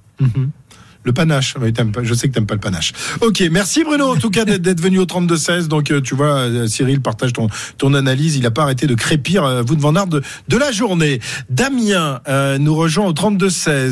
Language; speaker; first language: French; native; French